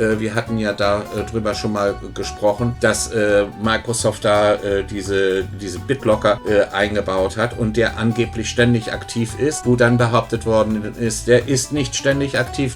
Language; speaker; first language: German; native; German